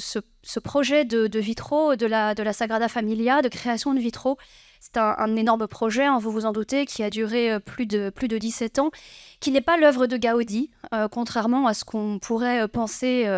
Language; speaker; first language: French; native; French